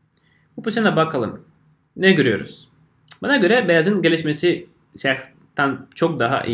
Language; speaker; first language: Turkish; non-native, fluent; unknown